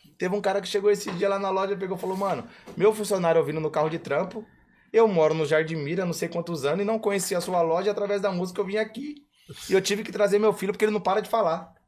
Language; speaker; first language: Portuguese; native; Portuguese